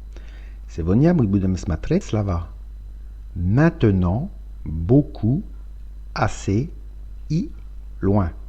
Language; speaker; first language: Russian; non-native, fluent; French